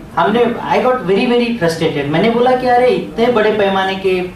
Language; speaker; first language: Hindi; non-native, local second language; Marathi